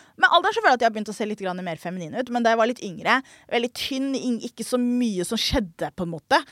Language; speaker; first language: Norwegian; early bilingual, other home language; Somali